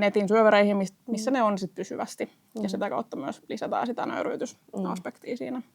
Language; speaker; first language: Finnish; native; Finnish